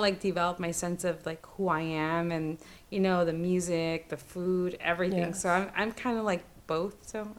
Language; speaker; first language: English; native; English